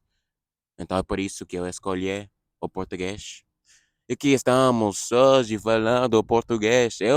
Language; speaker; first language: Portuguese; non-native, fluent; English